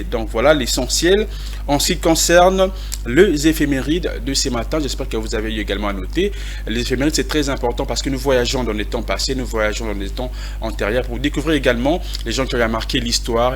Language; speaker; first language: French; non-native, local second language; Lingala